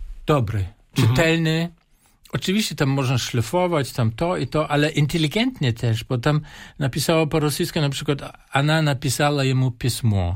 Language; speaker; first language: Polish; non-native, fluent; German